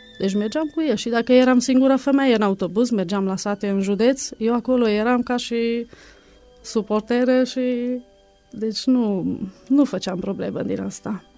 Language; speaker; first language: Romanian; non-native, local second language; Hungarian